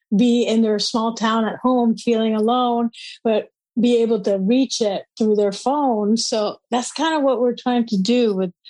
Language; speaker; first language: English; non-native, fluent; Spanish